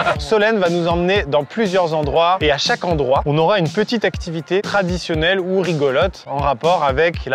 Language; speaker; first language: French; native; French